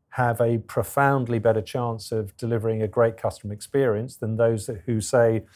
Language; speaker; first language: English; native; English